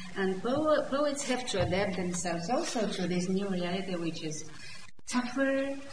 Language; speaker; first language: English; non-native, fluent; Romanian